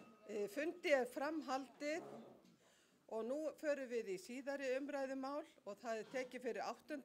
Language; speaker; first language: Icelandic; native; Icelandic